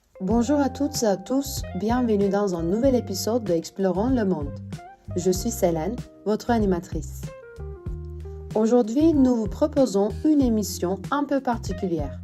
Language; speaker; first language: French; non-native, learner; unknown